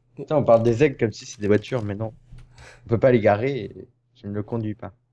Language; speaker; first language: French; native; French